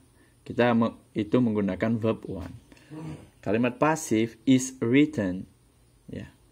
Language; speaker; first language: Indonesian; native; Indonesian